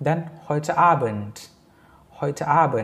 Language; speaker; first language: German; non-native, fluent; Indonesian